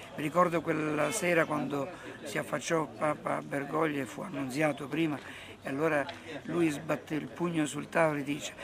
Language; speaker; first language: Italian; native; Italian